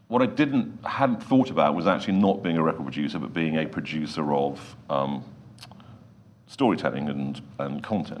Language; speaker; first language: English; native; English